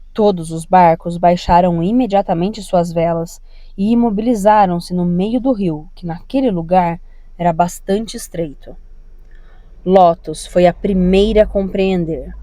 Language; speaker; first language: Portuguese; native; Portuguese